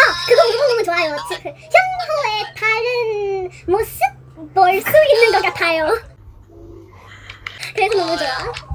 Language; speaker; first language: Korean; non-native, learner; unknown